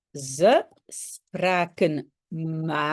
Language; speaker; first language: Dutch; non-native, local second language; French